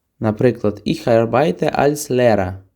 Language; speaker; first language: German; non-native, fluent; Ukrainian